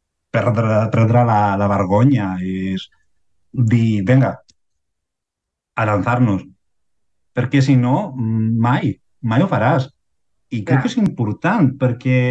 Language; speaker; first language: Catalan; non-native, fluent; Spanish